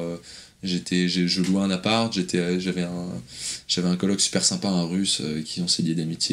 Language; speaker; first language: French; native; French